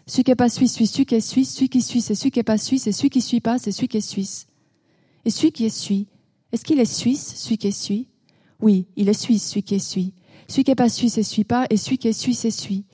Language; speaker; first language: French; native; French